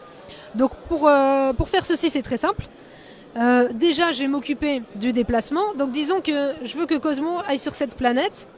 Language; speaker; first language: French; native; French